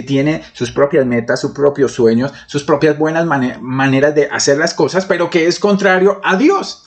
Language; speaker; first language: Spanish; native; Spanish